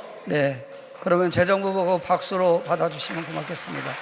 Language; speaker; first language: Korean; native; Korean